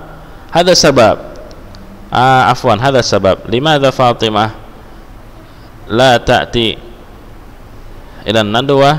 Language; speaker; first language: Arabic; non-native, fluent; Indonesian